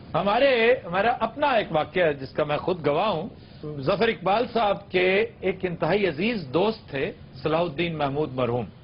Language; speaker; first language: Urdu; non-native, local second language; Punjabi